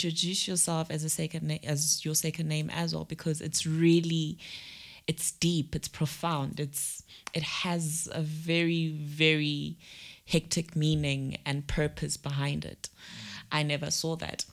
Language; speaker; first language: English; non-native, local second language; Zulu